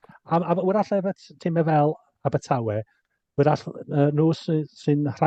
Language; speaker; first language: Welsh; non-native, fluent; English